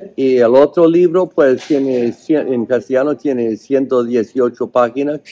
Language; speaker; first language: Spanish; non-native, fluent; English